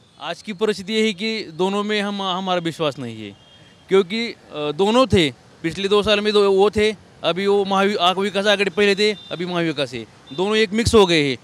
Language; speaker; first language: Hindi; non-native, local second language; Marathi